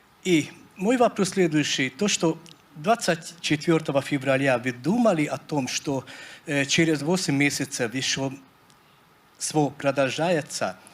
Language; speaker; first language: Russian; non-native, fluent; Hungarian